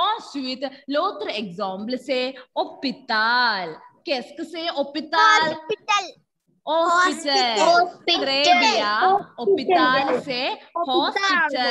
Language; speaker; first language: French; non-native, fluent; Malayalam